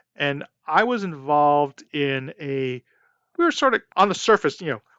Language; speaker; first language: English; early bilingual, other home language; Chinese